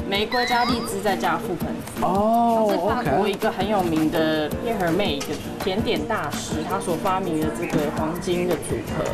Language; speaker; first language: Chinese; native; Chinese